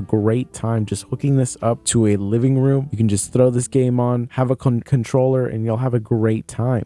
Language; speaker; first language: English; native; English